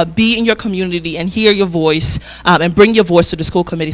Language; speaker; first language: English; early bilingual, other home language; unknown